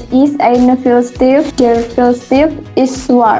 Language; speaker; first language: German; non-native, learner; Indonesian